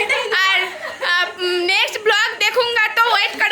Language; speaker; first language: Hindi; non-native, local second language; Bangla